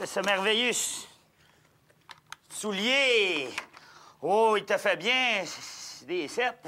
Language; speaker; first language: French; native; French